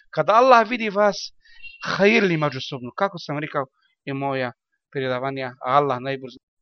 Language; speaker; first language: Bosnian; non-native, learner; Arabic